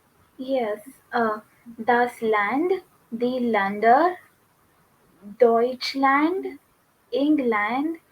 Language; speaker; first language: German; non-native, learner; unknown